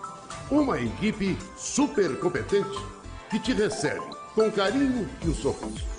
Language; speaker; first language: Portuguese; native; Portuguese